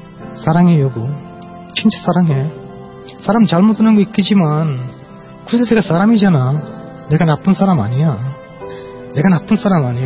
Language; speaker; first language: Korean; non-native, fluent; Bangla